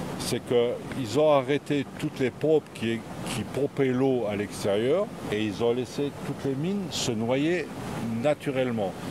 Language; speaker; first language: French; native; French